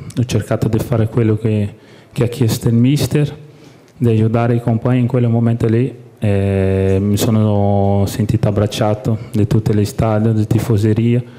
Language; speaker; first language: Italian; non-native, fluent; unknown